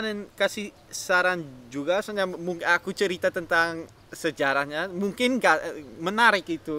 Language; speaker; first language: Indonesian; non-native, fluent; Dutch